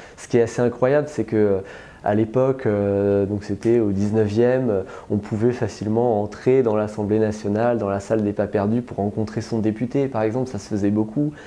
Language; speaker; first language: French; native; French